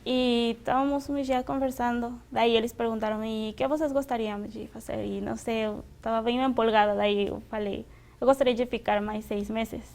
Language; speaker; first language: Portuguese; non-native, fluent; Spanish